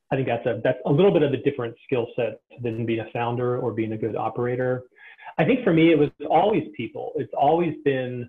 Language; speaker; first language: English; native; English